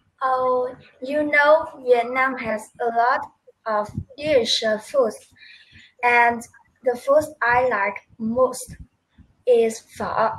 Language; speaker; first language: English; non-native, learner; Vietnamese